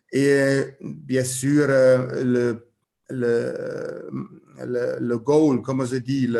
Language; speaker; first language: French; non-native, learner; German